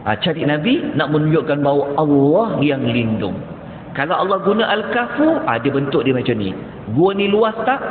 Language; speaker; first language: Malay; native; Malay